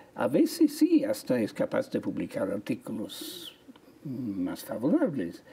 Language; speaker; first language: Spanish; non-native, fluent; English